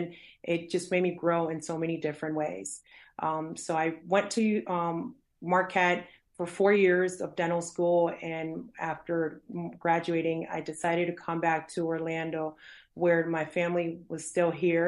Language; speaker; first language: English; early bilingual, other home language; Spanish